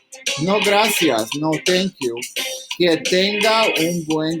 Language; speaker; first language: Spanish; non-native, learner; English